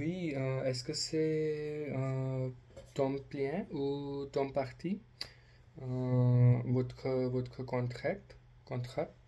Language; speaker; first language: French; non-native, learner; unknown